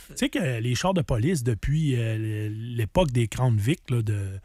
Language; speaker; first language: French; native; French